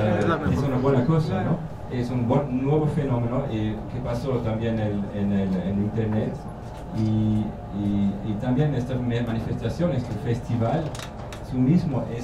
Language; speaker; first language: Spanish; non-native, learner; German